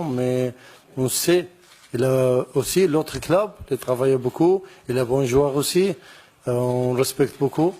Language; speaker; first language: French; non-native, learner; Arabic